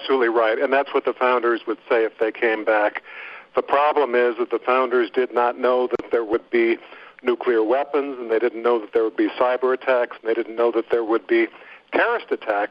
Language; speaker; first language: English; native; English